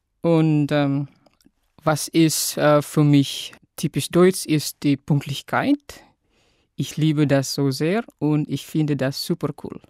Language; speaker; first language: German; non-native, fluent; Indonesian